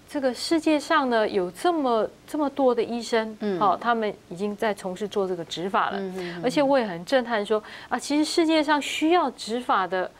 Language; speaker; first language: Chinese; native; Chinese